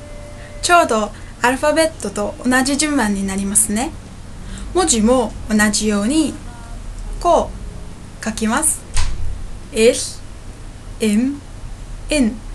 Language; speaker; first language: Japanese; non-native, fluent; Mongolian